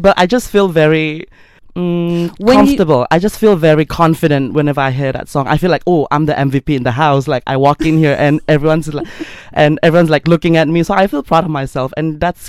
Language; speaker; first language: English; non-native, local second language; Malay